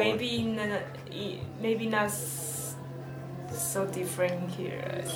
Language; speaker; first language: English; non-native, learner; Chinese